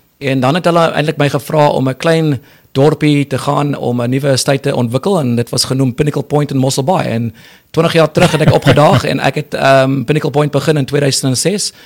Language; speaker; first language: Afrikaans; non-native, local second language; English